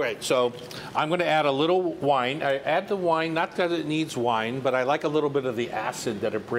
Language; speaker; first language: English; native; English